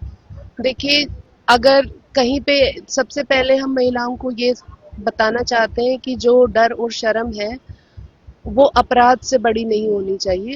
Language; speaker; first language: Hindi; native; Hindi